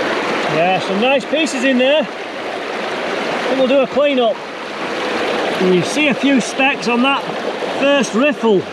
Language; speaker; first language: English; native; English